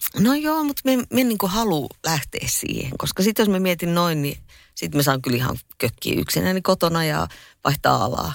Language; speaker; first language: Finnish; native; Finnish